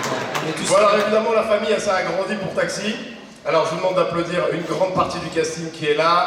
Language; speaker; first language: French; native; French